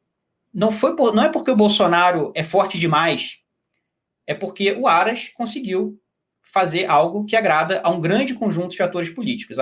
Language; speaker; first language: Portuguese; native; Portuguese